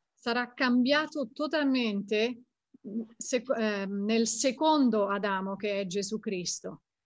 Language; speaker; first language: Italian; native; Italian